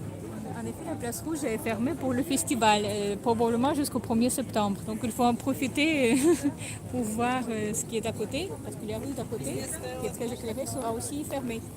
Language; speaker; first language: French; non-native, fluent; Russian